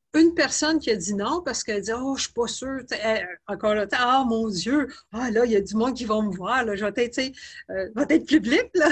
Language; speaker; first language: French; native; French